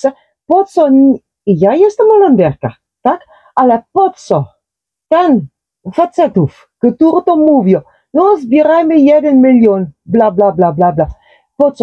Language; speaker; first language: Polish; non-native, learner; Dutch